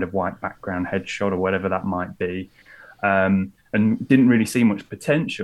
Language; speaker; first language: English; native; English